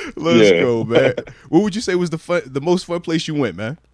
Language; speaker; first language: English; native; English